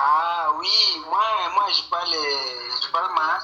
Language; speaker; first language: French; non-native, learner; Swahili